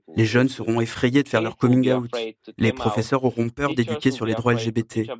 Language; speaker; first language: French; non-native, fluent; Polish